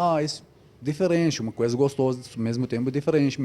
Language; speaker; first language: Portuguese; non-native, learner; Arabic